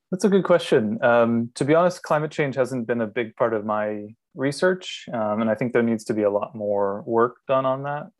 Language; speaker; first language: English; native; English